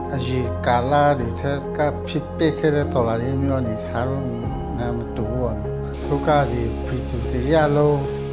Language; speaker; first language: Burmese; non-native, local second language; Western Kayah